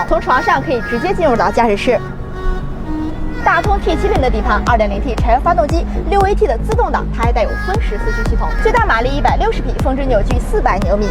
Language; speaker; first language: Chinese; native; Chinese